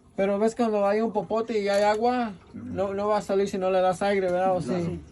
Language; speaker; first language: Spanish; early bilingual, other home language; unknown